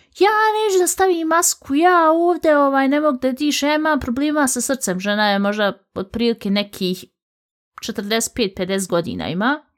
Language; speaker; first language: Bosnian; early bilingual, heritage; Bosnian